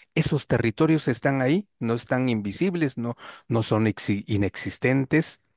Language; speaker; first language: Spanish; non-native, local second language; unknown